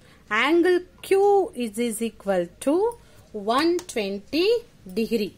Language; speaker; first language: English; non-native, local second language; Tamil